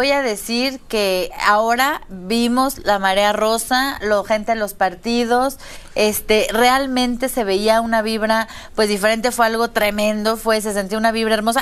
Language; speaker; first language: Spanish; native; Spanish